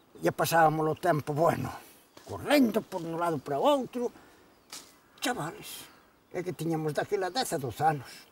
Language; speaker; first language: Galician; native; Galician